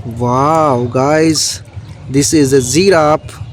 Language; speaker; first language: English; non-native, learner; Indonesian